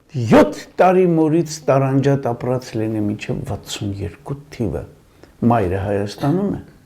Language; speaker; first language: Armenian; native; Armenian